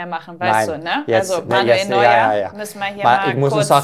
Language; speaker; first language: German; native; German